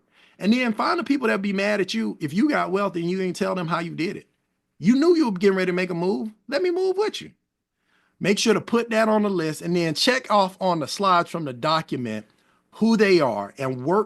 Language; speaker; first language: English; native; English